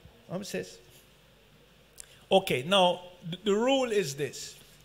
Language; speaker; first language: English; native; English